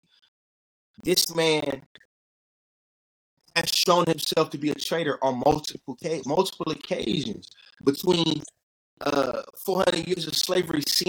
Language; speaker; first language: English; native; English